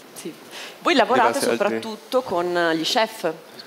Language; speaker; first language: Italian; native; Italian